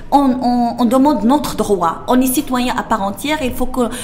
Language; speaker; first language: French; non-native, local second language; Arabic